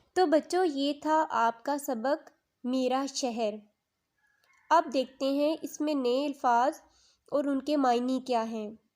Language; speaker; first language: Urdu; native; Urdu